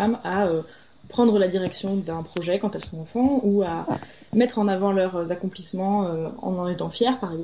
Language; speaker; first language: French; native; French